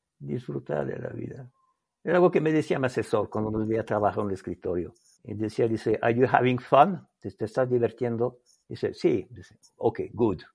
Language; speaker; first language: Spanish; non-native, fluent; French